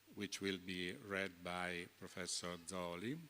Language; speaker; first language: English; non-native, fluent; Italian